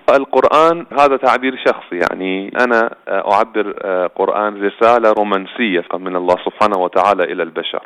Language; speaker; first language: Arabic; non-native, fluent; Persian